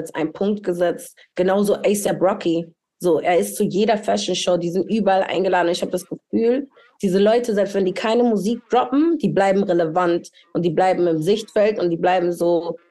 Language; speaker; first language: German; early bilingual, other home language; Spanish